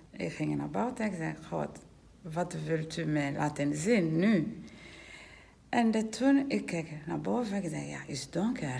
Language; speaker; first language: Dutch; non-native, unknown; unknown